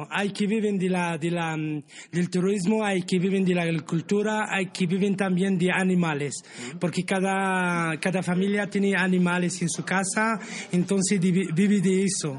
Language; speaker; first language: Spanish; non-native, learner; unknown